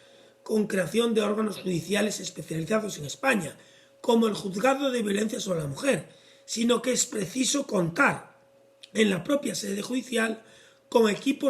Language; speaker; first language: Spanish; native; Spanish